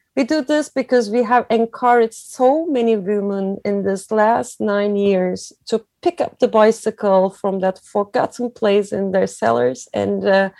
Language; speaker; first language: English; non-native, fluent; Turkish